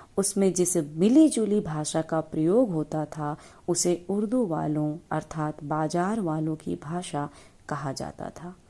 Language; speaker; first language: Hindi; native; Hindi